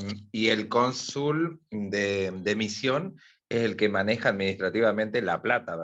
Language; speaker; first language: Spanish; native; Spanish